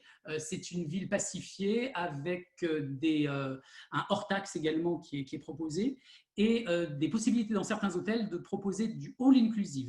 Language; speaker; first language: French; native; French